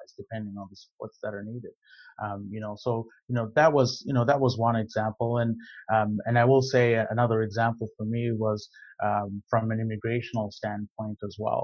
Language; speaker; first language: English; non-native, local second language; Shona